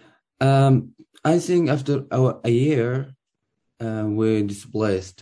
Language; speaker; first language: English; non-native, learner; Arabic